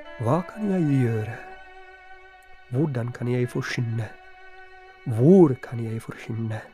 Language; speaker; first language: Norwegian; non-native, fluent; Polish